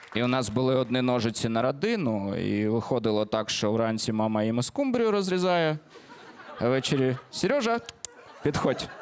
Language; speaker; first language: Ukrainian; non-native, local second language; Russian